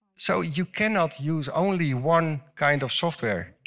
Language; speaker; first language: English; non-native, fluent; Dutch